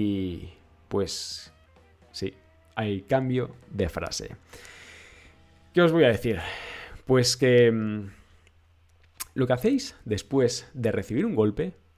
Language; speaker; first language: Spanish; native; Spanish